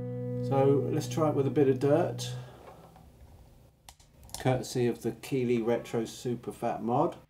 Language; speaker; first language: English; native; English